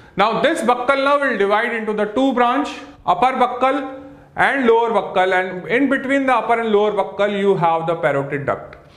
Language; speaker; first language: English; non-native, local second language; Hindi